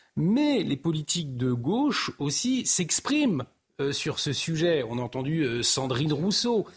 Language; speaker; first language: French; native; French